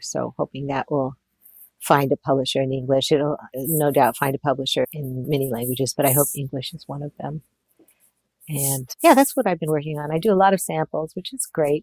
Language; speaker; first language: English; native; English